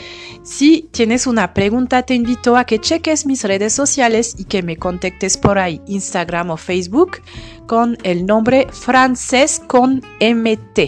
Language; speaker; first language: Spanish; non-native, fluent; French